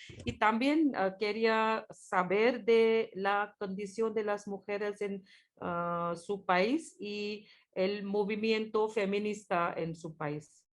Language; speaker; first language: Spanish; non-native, fluent; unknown